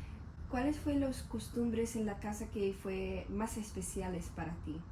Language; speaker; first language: Spanish; non-native, learner; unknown